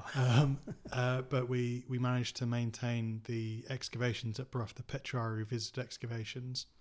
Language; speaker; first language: English; native; English